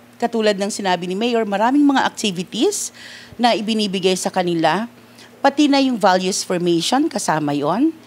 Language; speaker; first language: Filipino; non-native, local second language; Bikol